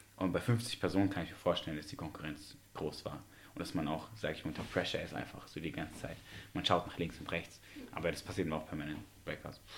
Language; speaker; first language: German; early bilingual, other home language; Russian